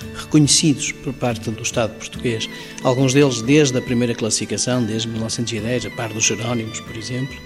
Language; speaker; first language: Portuguese; native; Portuguese